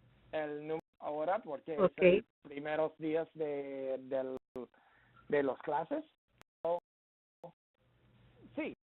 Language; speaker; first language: Spanish; non-native, learner; English